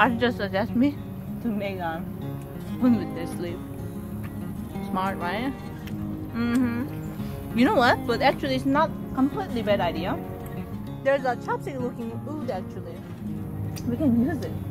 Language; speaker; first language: English; non-native, fluent; Korean